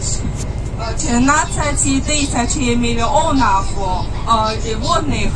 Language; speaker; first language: Russian; non-native, learner; Chinese